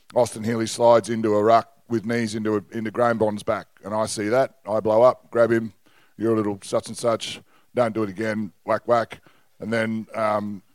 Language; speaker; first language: English; native; English